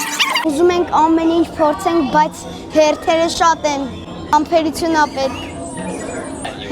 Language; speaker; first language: Armenian; early bilingual, heritage; Armenian